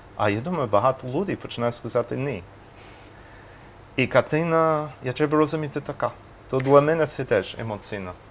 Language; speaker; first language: Ukrainian; non-native, learner; English